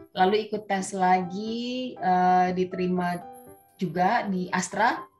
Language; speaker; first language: Indonesian; early bilingual, heritage; Indonesian